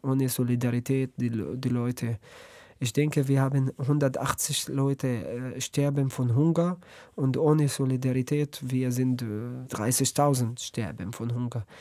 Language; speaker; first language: German; non-native, learner; Arabic